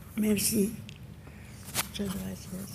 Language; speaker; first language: French; non-native, fluent; Ladino